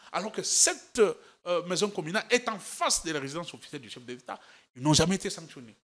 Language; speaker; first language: French; native; French